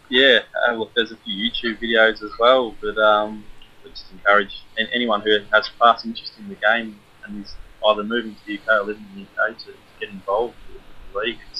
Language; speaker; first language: English; native; English